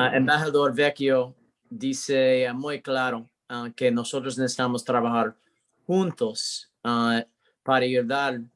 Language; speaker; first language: Spanish; non-native, learner; English